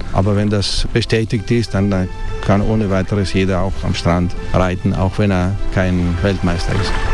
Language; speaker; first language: German; non-native, fluent; Italian